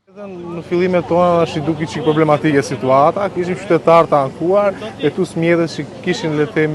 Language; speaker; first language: Albanian; native; Albanian